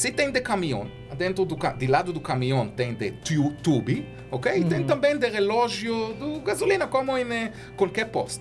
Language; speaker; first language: Portuguese; non-native, learner; Hebrew